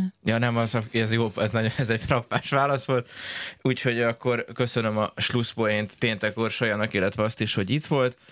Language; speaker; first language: Hungarian; native; Hungarian